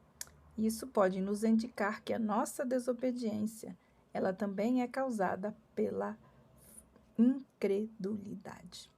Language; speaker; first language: Portuguese; native; Portuguese